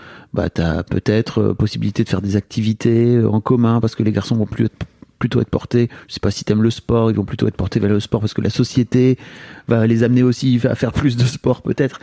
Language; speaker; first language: French; native; French